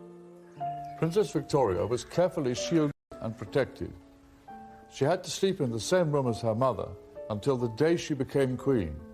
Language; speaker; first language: English; native; English